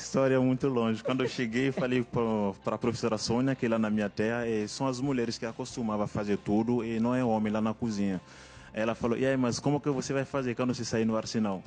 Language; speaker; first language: Portuguese; non-native, fluent; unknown